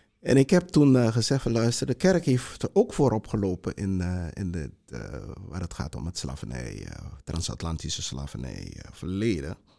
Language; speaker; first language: Dutch; non-native, local second language; Sranan Tongo